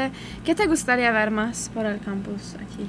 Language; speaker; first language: Spanish; non-native, learner; English